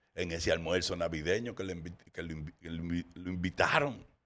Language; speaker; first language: Spanish; early bilingual, heritage; Spanish